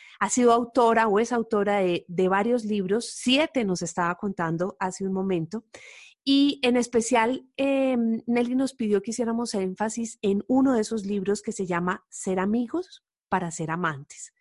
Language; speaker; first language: Spanish; native; Spanish